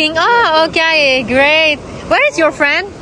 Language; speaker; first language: English; non-native, learner; Indonesian